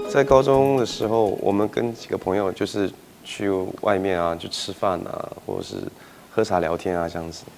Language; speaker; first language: Chinese; early bilingual, heritage; Chinese